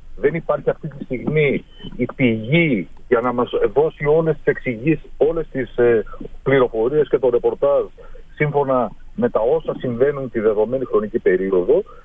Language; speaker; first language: Greek; native; Greek